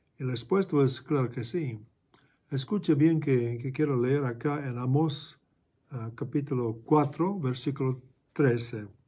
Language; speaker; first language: Spanish; non-native, fluent; English